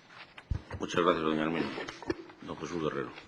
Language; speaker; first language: Spanish; native; Spanish